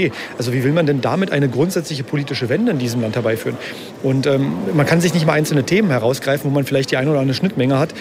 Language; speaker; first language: German; native; German